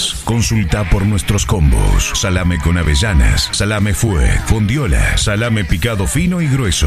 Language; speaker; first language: Spanish; native; Spanish